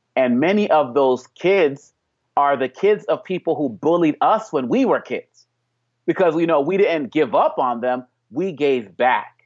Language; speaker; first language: English; native; English